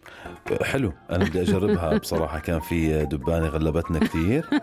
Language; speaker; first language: Arabic; native; Arabic